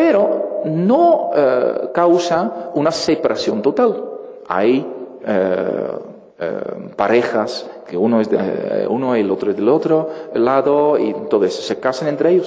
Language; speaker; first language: Spanish; non-native, fluent; Dutch